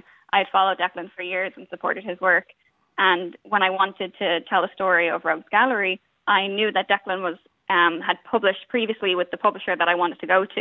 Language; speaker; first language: English; native; English